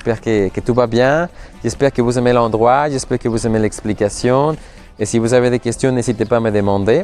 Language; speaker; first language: French; non-native, fluent; Spanish